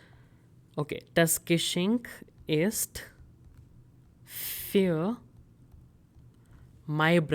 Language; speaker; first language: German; non-native, fluent; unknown